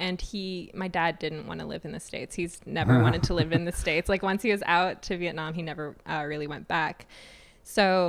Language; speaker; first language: English; native; English